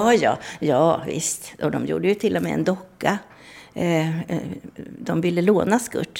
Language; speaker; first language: Swedish; native; Swedish